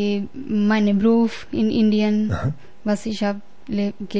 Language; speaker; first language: German; non-native, learner; Punjabi